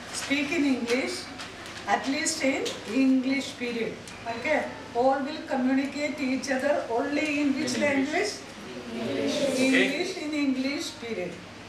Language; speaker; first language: English; non-native, local second language; Hindi